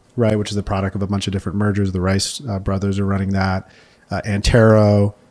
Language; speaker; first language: English; native; English